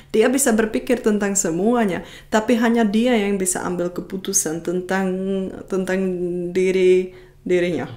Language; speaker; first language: Indonesian; non-native, fluent; Czech